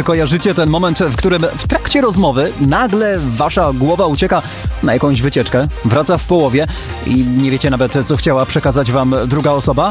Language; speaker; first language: Polish; native; Polish